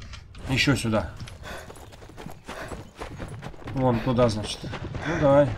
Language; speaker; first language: Russian; native; Russian